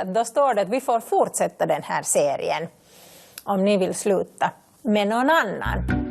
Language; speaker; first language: Swedish; native; Swedish